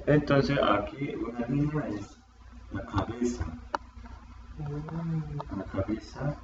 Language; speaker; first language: Spanish; non-native, fluent; Korean